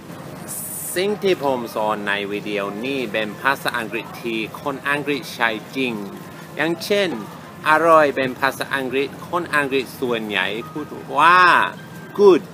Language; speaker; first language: Thai; non-native, fluent; English